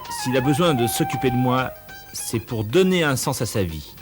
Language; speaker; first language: French; native; French